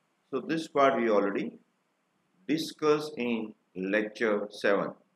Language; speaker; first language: English; non-native, local second language; Gujarati